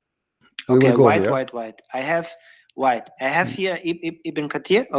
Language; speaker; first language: English; non-native, learner; German